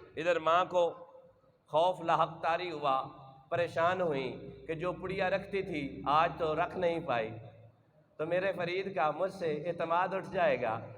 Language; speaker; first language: Urdu; non-native, local second language; Punjabi